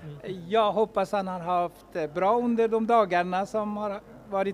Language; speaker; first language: Swedish; non-native, fluent; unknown